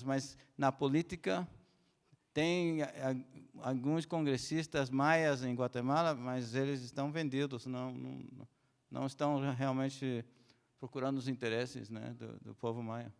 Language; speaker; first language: Portuguese; non-native, fluent; Spanish